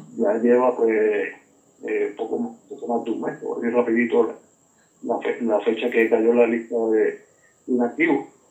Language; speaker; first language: Spanish; native; Spanish